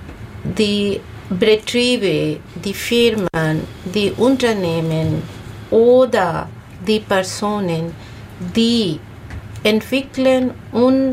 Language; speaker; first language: German; non-native, learner; Bangla